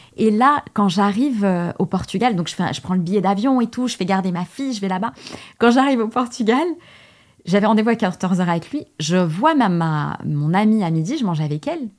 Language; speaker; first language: French; early bilingual, other home language; Portuguese